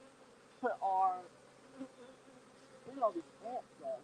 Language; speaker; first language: English; native; English